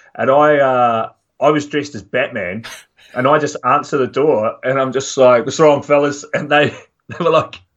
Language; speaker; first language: English; native; English